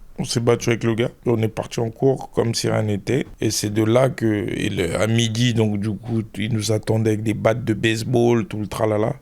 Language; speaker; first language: French; early bilingual, other home language; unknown